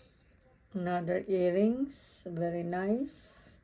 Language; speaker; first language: English; non-native, local second language; Filipino